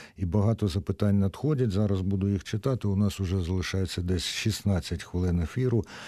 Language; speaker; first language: Ukrainian; native; Ukrainian